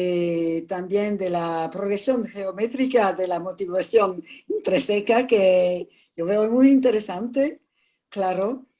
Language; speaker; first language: Spanish; non-native, fluent; French